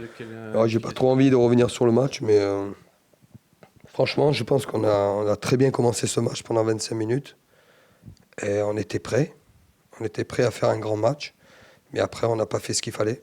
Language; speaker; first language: French; native; French